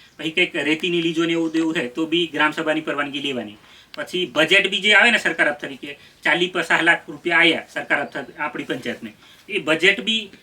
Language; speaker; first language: Gujarati; non-native, local second language; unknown